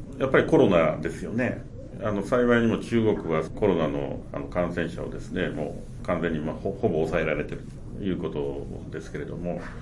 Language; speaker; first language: Japanese; native; Japanese